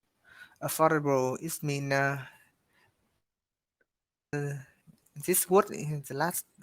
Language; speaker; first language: English; non-native, learner; Vietnamese